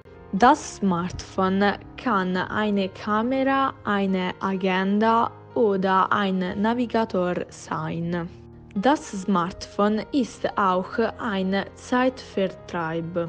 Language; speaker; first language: German; non-native, learner; Italian